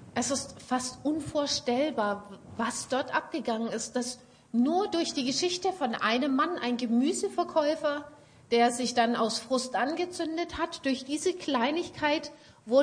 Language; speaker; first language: German; native; German